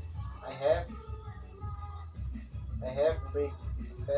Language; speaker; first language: English; non-native, learner; Indonesian